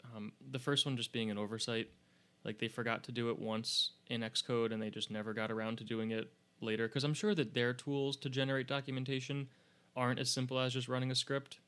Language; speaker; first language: English; native; English